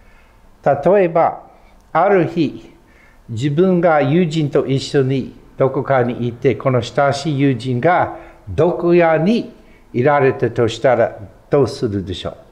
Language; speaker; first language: Japanese; non-native, fluent; English